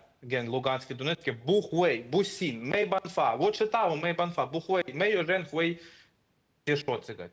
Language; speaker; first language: Chinese; non-native, fluent; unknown